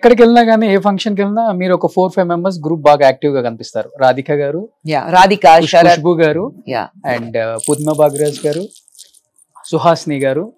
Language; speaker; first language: Telugu; native; Telugu